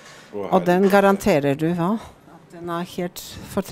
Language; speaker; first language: Norwegian; native; Norwegian